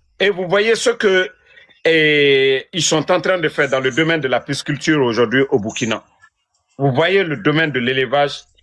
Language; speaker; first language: French; non-native, local second language; Mandingo